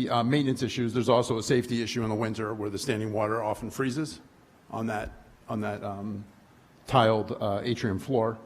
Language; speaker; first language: English; native; English